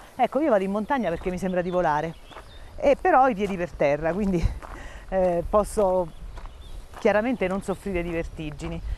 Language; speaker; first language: Italian; native; Italian